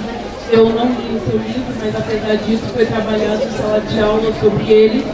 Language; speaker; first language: Portuguese; native; Portuguese